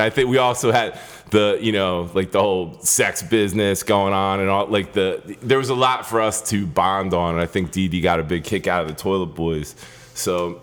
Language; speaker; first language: English; native; English